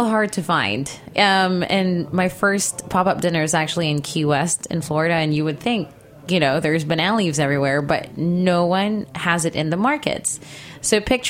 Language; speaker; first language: English; non-native, local second language; Filipino